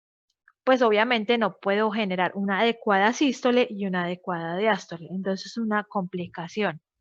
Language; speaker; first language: Spanish; native; Spanish